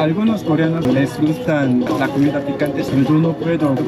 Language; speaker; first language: Spanish; non-native, learner; Korean